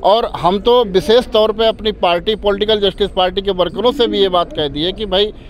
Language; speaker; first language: Hindi; native; Hindi